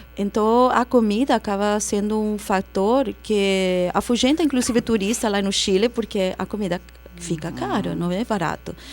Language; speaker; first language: Portuguese; non-native, fluent; Spanish